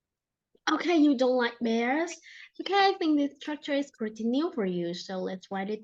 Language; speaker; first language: English; non-native, fluent; Vietnamese